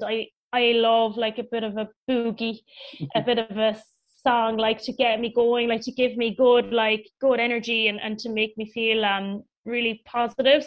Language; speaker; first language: English; native; English